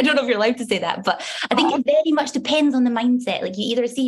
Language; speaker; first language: English; native; English